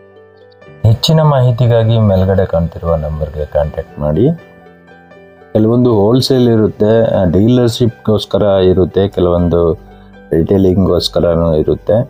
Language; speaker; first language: Kannada; native; Kannada